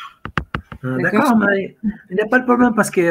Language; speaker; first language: French; non-native, fluent; Portuguese